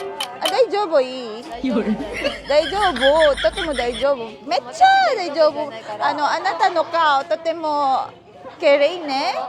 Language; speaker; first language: Japanese; non-native, learner; Filipino